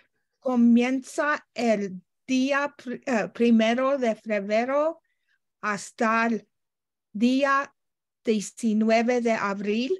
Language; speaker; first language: Spanish; non-native, learner; English